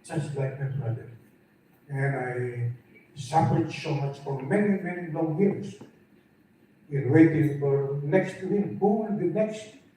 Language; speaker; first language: English; non-native, local second language; Filipino